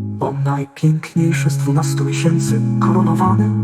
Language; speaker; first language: Polish; native; Polish